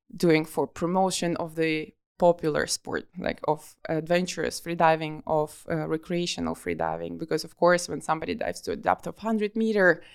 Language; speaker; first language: English; non-native, fluent; Russian